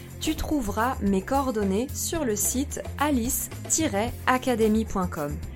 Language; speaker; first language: French; native; French